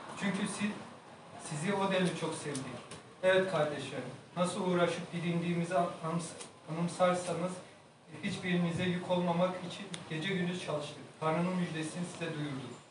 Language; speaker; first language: Turkish; native; Turkish